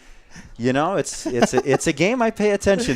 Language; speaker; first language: English; native; English